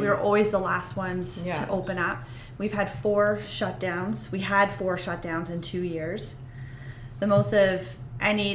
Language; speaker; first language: English; native; English